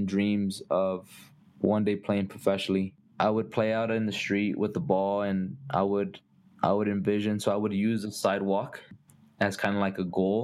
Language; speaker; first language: English; native; English